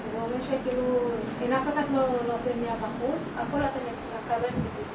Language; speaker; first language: Hebrew; non-native, fluent; Marathi